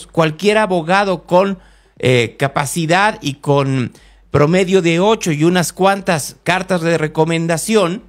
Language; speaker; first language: Spanish; native; Spanish